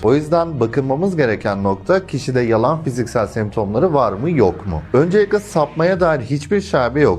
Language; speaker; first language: Turkish; native; Turkish